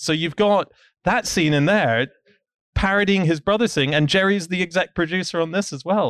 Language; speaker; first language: English; native; English